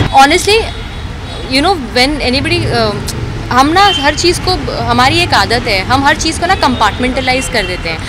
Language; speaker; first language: Hindi; native; Hindi